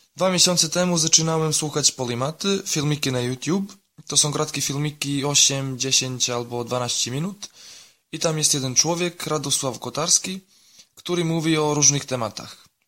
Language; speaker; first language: Polish; non-native, learner; Serbian